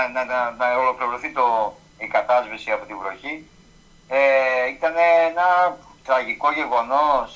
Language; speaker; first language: Greek; native; Greek